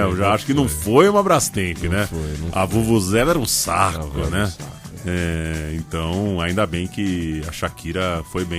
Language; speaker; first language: Portuguese; native; Portuguese